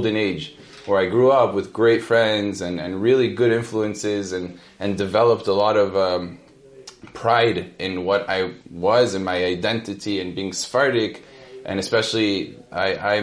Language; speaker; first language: English; native; English